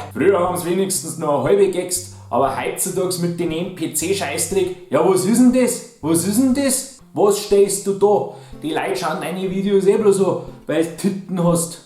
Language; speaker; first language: German; native; German